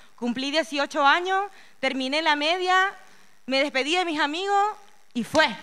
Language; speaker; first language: Spanish; native; Spanish